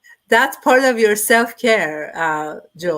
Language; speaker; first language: English; non-native, fluent; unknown